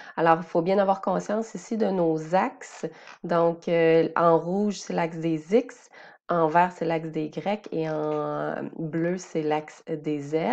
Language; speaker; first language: French; native; French